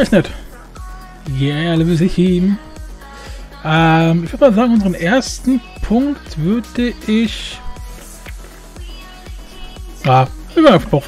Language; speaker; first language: German; native; German